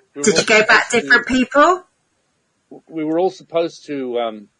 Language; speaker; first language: English; native; English